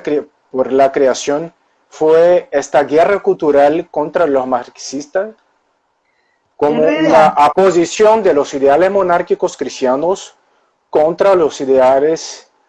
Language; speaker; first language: Spanish; non-native, local second language; Portuguese